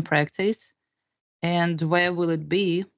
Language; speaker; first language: English; non-native, fluent; Russian